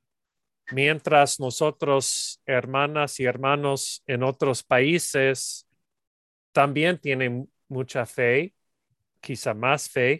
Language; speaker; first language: Spanish; non-native, learner; English